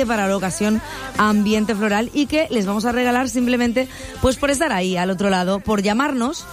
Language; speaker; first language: Spanish; native; Spanish